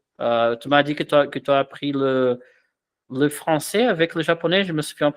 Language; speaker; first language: French; non-native, fluent; Portuguese